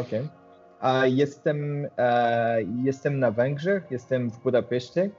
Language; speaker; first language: Polish; non-native, learner; French